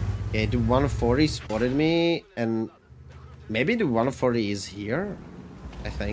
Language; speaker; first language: English; non-native, fluent; Czech